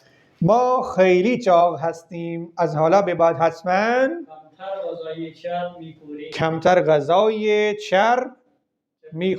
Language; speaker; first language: Persian; non-native, fluent; Urdu